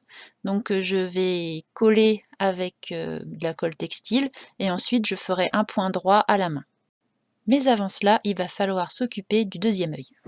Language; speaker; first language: French; native; French